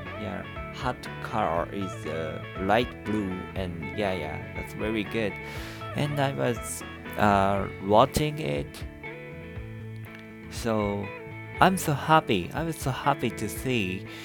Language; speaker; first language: English; non-native, learner; Japanese